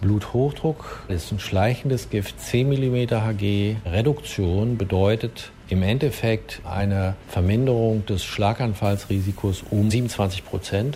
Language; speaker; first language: German; native; German